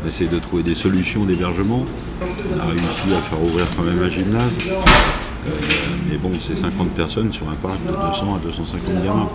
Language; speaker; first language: French; native; French